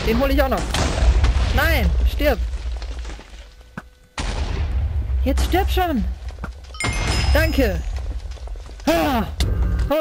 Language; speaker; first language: German; native; German